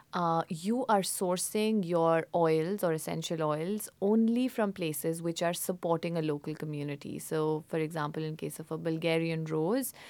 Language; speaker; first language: English; non-native, local second language; Hindi